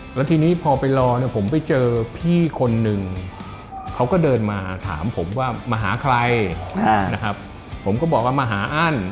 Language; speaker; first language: Thai; native; Thai